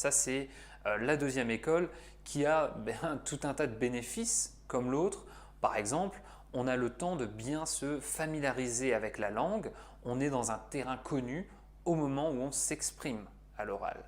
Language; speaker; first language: French; native; French